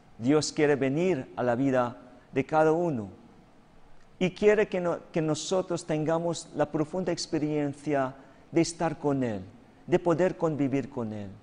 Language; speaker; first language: Spanish; non-native, fluent; Filipino